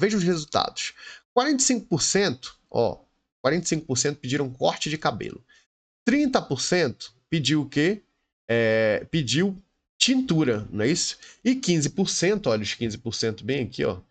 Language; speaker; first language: Portuguese; native; Portuguese